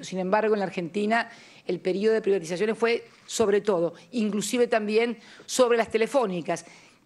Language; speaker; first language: Spanish; native; Spanish